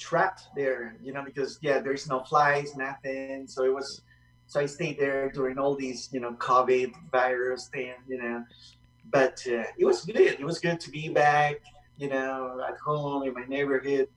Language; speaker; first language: English; non-native, fluent; Spanish